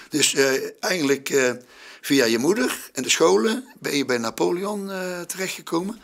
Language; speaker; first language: Dutch; native; Dutch